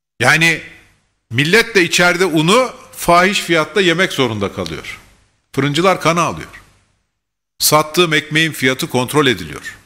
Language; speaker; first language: Turkish; native; Turkish